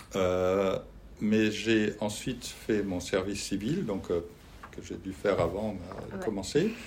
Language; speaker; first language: French; non-native, fluent; German